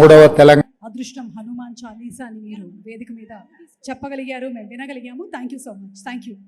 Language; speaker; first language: Telugu; native; Telugu